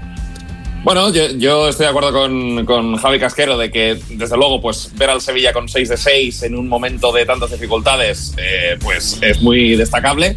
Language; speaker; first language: Spanish; native; Spanish